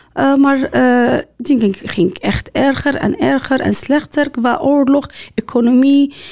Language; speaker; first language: Dutch; non-native, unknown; Arabic